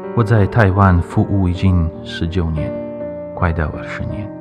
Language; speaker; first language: Chinese; non-native, fluent; Ukrainian